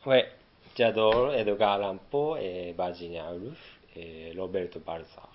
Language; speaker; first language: French; non-native, learner; Japanese